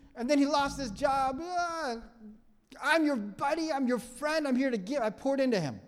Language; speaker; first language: English; non-native, fluent; Vietnamese